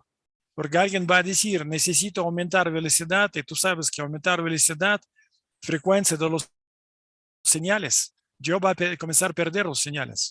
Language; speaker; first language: Spanish; non-native, fluent; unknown